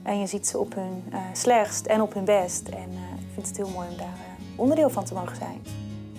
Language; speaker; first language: Dutch; native; Dutch